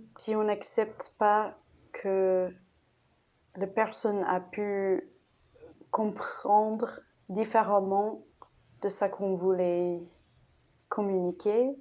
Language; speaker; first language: French; non-native, fluent; English